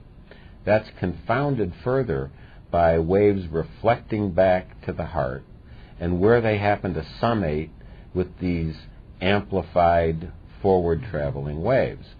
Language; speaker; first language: English; native; English